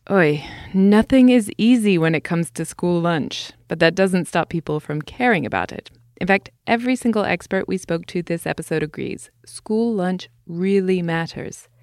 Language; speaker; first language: English; native; English